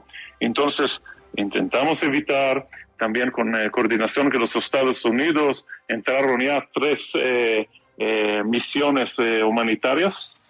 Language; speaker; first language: Spanish; non-native, fluent; Hebrew